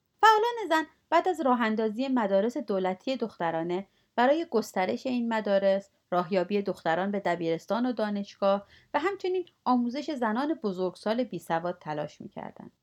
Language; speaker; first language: Persian; native; Persian